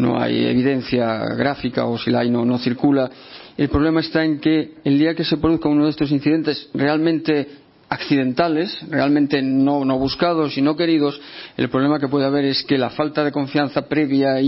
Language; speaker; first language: Spanish; native; Spanish